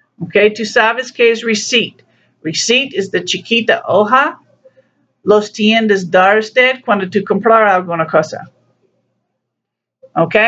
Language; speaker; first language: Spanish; non-native, learner; English